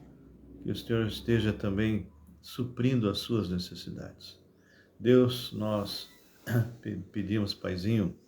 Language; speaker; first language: Portuguese; native; Portuguese